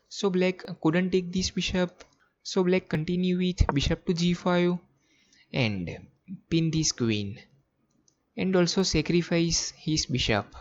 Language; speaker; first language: English; non-native, fluent; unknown